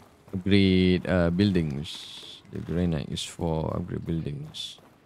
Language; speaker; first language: English; non-native, local second language; Malay